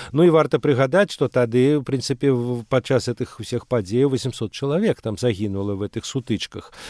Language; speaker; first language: Belarusian; non-native, local second language; Russian